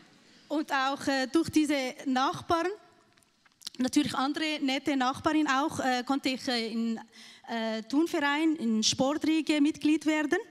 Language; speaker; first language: German; non-native, learner; Arabic